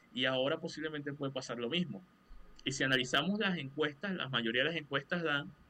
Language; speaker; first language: Spanish; native; Spanish